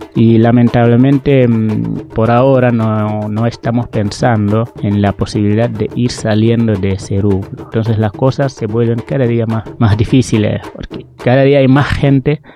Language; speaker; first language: Spanish; non-native, fluent; Wolof